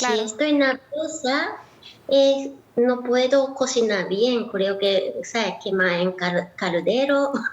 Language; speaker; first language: Spanish; non-native, learner; Japanese